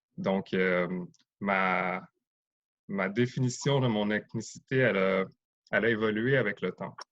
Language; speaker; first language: French; native; French